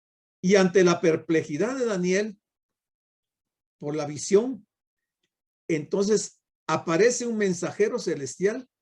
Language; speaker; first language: Spanish; native; Spanish